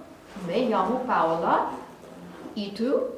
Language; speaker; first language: Spanish; non-native, fluent; English